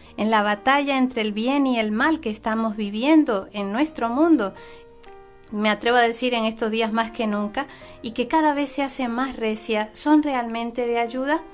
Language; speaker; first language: Spanish; native; Spanish